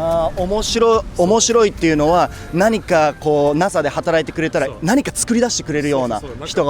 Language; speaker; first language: Japanese; native; Japanese